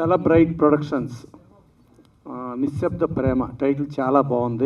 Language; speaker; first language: Telugu; native; Telugu